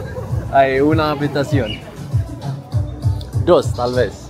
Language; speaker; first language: Spanish; non-native, learner; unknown